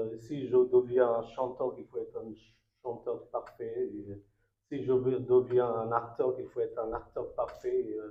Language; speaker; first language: French; non-native, fluent; Bangla